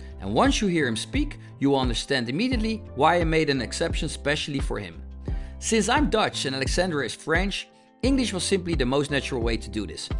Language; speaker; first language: English; non-native, fluent; Dutch